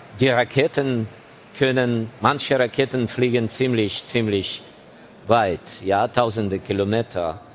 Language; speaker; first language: German; non-native, fluent; Ukrainian